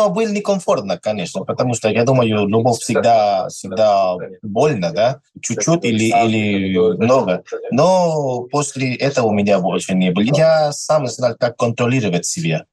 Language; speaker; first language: Russian; non-native, learner; Spanish